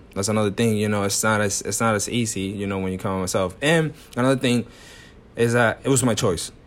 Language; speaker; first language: English; non-native, fluent; Spanish